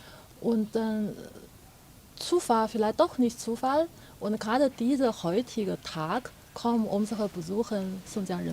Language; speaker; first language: German; non-native, fluent; Chinese